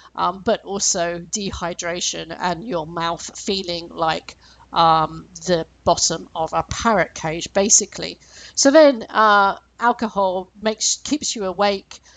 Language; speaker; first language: English; native; English